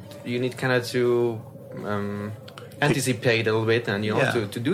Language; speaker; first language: English; non-native, fluent; French